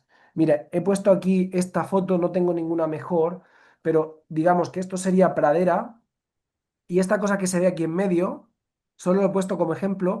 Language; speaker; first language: Spanish; native; Spanish